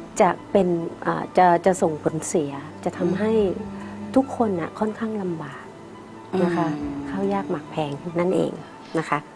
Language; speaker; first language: Thai; native; Thai